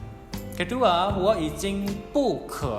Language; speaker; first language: Chinese; non-native, fluent; Indonesian